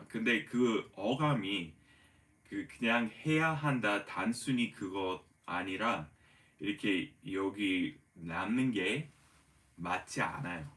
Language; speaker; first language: Korean; non-native, fluent; English